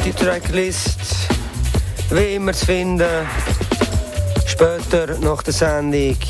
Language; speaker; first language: German; native; German